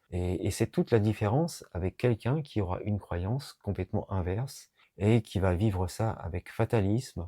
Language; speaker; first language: French; native; French